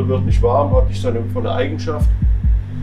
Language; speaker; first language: German; native; German